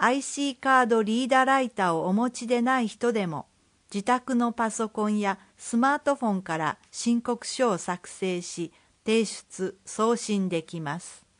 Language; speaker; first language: Japanese; native; Japanese